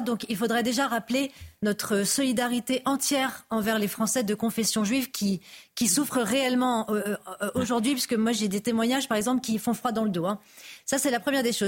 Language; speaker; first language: French; native; French